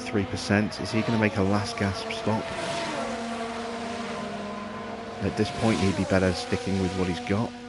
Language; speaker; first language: English; native; English